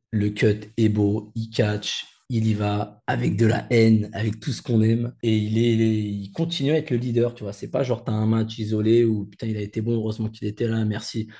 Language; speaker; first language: French; native; French